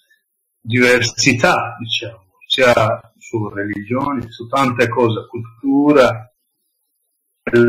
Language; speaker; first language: Italian; non-native, learner; Kurdish